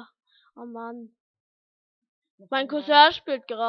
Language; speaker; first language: German; early bilingual, other home language; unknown